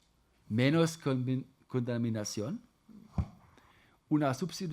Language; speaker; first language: Spanish; non-native, fluent; German